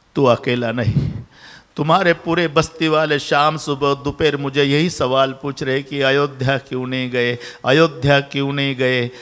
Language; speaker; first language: Hindi; non-native, local second language; Marathi